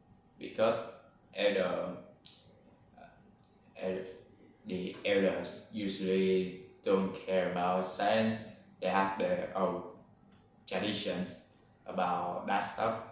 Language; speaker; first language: English; non-native, learner; Vietnamese